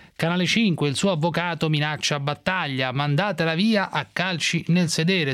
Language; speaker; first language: Italian; native; Italian